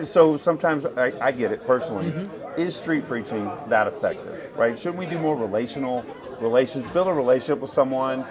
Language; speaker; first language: English; native; English